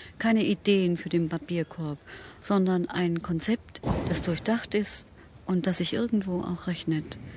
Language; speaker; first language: German; native; German